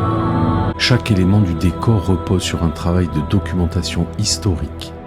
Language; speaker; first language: French; native; French